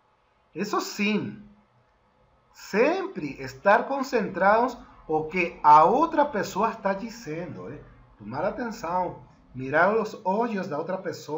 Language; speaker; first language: Portuguese; non-native, fluent; Spanish